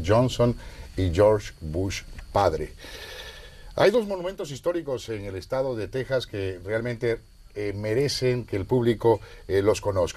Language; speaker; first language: Spanish; native; Spanish